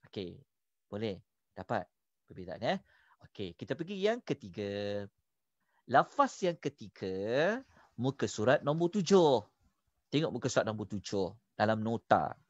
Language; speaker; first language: Malay; native; Malay